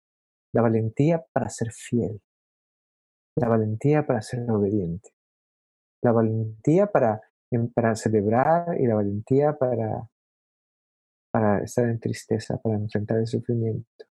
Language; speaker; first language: Spanish; native; Spanish